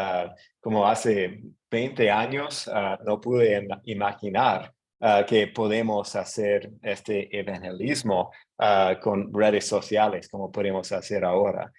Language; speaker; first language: Spanish; non-native, fluent; English